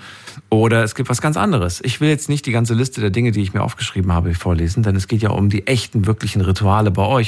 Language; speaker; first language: German; native; German